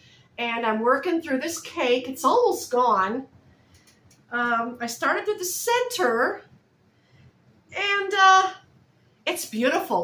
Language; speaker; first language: English; native; English